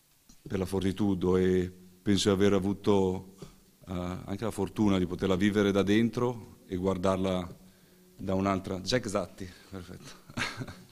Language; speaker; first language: Italian; native; Italian